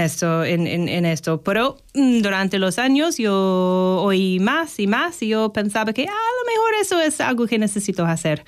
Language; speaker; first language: Spanish; non-native, learner; English